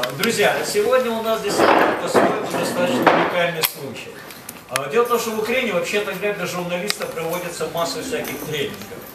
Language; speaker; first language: Russian; native; Russian